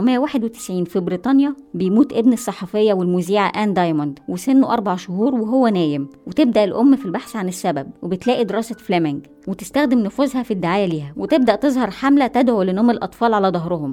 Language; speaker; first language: Arabic; native; Arabic